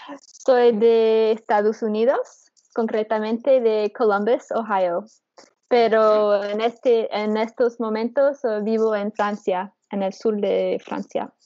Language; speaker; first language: Spanish; non-native, learner; English